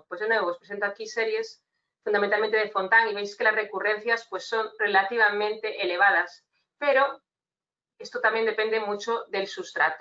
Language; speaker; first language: Spanish; native; Spanish